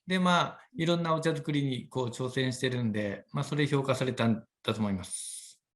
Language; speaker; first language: Japanese; native; Japanese